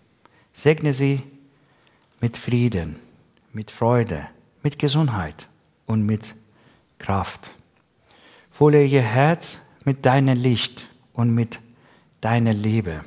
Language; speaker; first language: German; non-native, learner; Persian